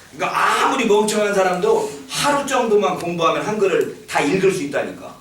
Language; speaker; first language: Korean; native; Korean